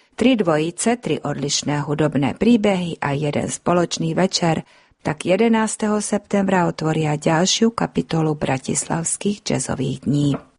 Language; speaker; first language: Slovak; early bilingual, heritage; Slovak